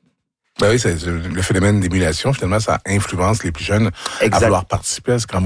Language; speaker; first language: French; native; French